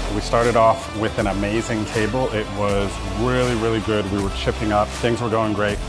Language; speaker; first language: English; native; English